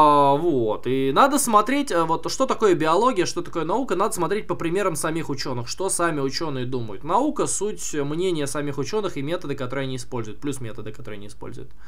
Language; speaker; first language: Russian; native; Russian